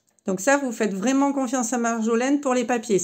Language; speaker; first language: French; native; French